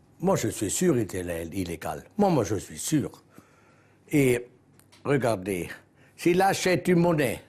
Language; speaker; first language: French; non-native, local second language; German